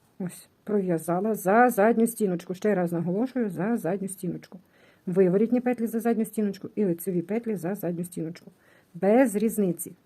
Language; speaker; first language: Ukrainian; native; Ukrainian